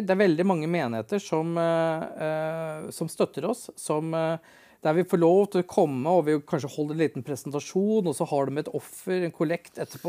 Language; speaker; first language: Norwegian; native; Norwegian